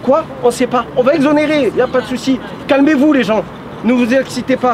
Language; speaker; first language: French; native; French